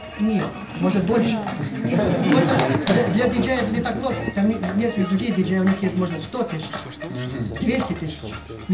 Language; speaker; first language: Russian; early bilingual, heritage; English